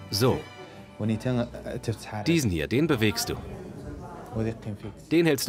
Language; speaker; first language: German; native; German